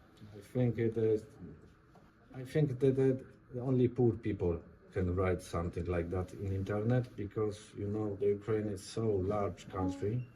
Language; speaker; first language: English; non-native, learner; Polish